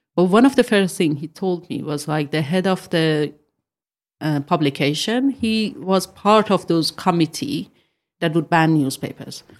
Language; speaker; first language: English; non-native, fluent; Persian